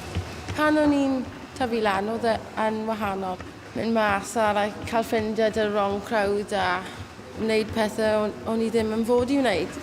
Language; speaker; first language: Welsh; non-native, local second language; English